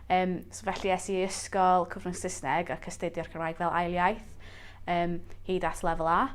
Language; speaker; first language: Welsh; non-native, local second language; English